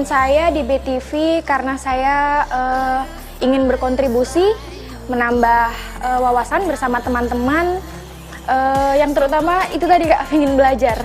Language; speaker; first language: Indonesian; native; Indonesian